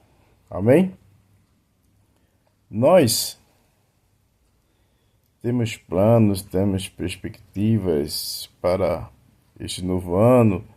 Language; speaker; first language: Portuguese; native; Portuguese